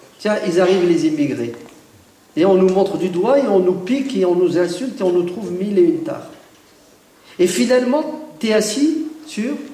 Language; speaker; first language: French; early bilingual, other home language; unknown